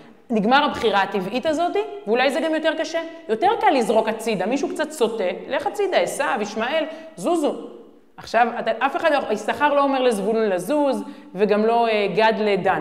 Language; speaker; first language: Hebrew; native; Hebrew